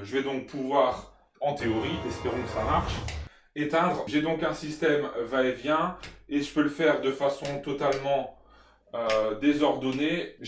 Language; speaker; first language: French; native; French